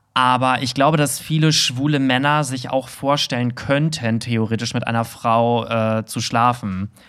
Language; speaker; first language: German; native; German